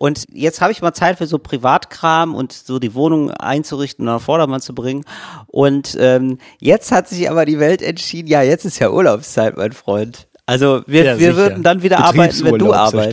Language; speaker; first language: German; native; German